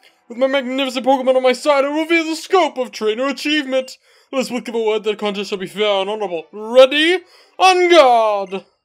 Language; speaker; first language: English; native; English